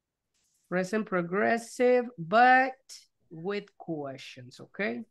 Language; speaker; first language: English; non-native, fluent; Spanish